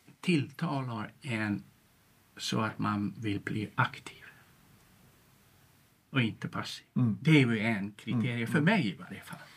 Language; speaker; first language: Swedish; non-native, local second language; Finnish